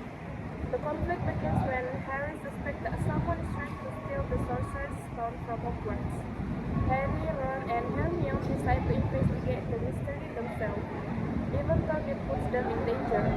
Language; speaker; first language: English; non-native, learner; Indonesian